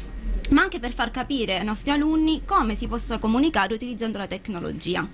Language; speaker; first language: Italian; native; Italian